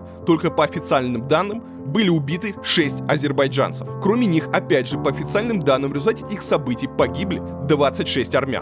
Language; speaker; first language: Russian; native; Russian